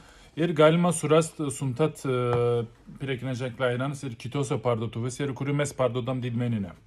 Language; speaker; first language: Lithuanian; non-native, learner; Turkish